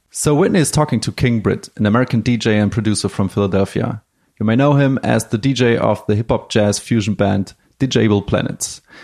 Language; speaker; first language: English; non-native, fluent; German